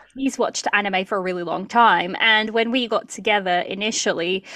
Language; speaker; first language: English; early bilingual, other home language; Portuguese